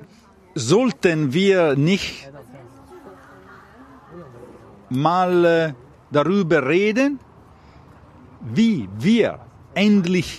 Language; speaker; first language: German; non-native, learner; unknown